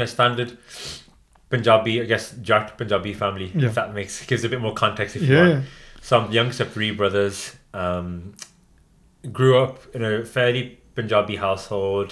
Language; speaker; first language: English; native; English